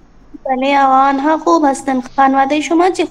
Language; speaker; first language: Persian; non-native, learner; Urdu